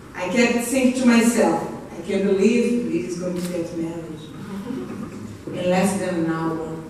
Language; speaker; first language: English; non-native, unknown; Portuguese